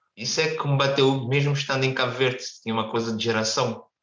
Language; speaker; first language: Portuguese; non-native, local second language; Kabuverdianu